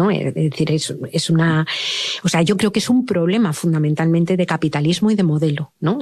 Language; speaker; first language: Spanish; native; Spanish